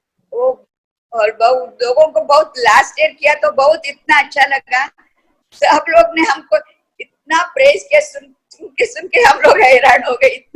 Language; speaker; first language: Hindi; non-native, local second language; Kannada